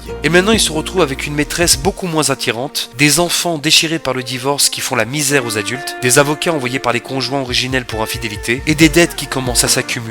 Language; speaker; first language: French; native; French